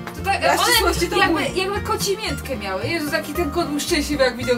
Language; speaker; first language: Polish; native; Polish